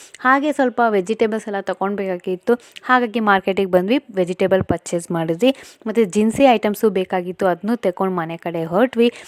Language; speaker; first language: Kannada; non-native, local second language; Malayalam